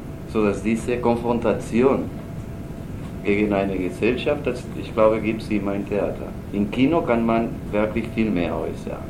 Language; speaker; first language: German; non-native, learner; Spanish